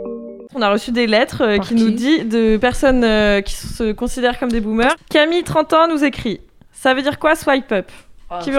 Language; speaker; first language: French; native; French